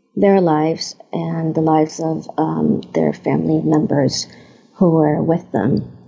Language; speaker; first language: English; non-native, fluent; Hebrew